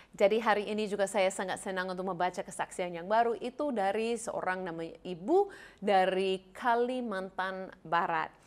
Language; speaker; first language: Indonesian; non-native, fluent; English